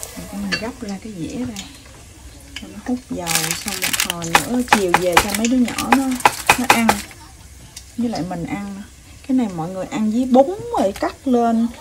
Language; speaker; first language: Vietnamese; native; Vietnamese